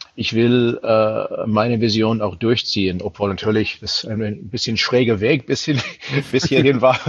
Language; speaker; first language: German; non-native, fluent; English